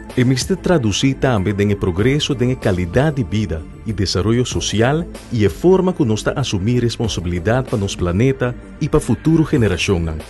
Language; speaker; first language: Spanish; non-native, local second language; Papiamento